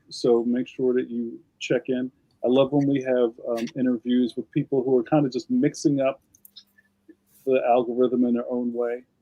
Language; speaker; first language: English; native; English